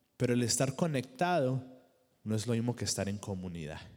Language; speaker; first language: Spanish; native; Spanish